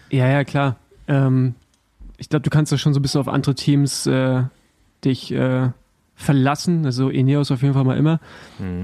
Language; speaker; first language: German; native; German